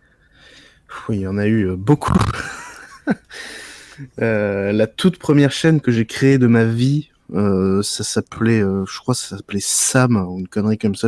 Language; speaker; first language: French; native; French